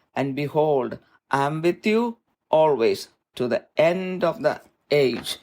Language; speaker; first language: English; non-native, local second language; Malayalam